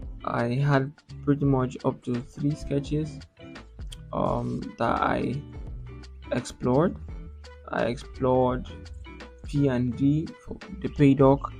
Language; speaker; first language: English; non-native, local second language; Yoruba